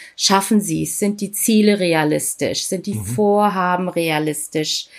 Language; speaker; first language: German; native; German